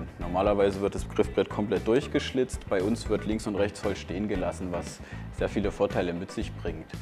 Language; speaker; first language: German; native; German